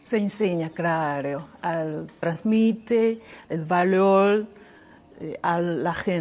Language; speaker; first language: Spanish; non-native, learner; Chinese